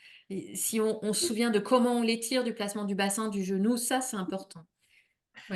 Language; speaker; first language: French; native; French